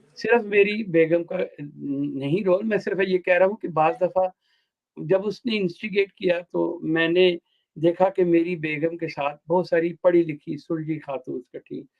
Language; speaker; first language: Urdu; non-native, local second language; Punjabi